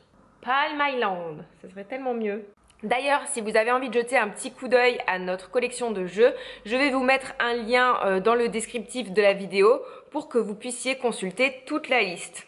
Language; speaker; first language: French; native; French